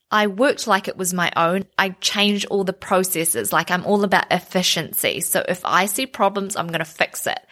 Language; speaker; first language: English; native; English